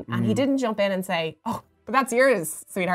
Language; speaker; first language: English; native; English